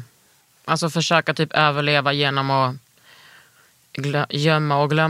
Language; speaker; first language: Swedish; native; Swedish